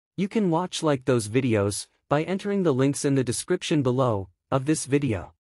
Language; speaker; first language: English; non-native, learner; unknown